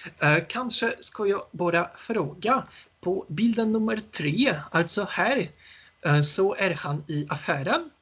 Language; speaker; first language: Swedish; non-native, learner; Polish